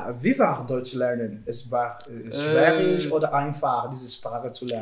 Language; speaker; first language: German; non-native, learner; Portuguese